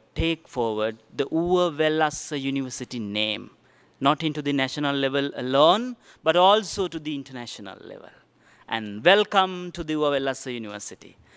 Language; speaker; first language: English; non-native, local second language; Sinhala